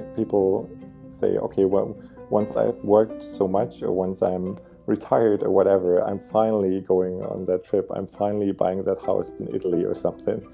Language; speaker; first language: English; non-native, fluent; German